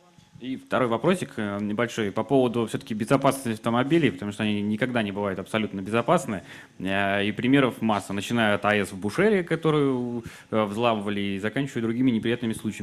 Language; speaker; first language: Russian; native; Russian